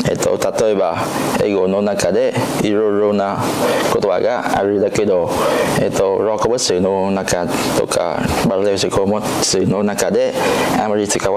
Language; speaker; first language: Japanese; non-native, learner; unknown